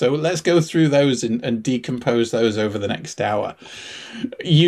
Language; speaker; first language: English; native; English